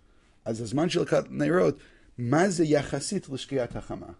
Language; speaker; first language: Hebrew; non-native, fluent; English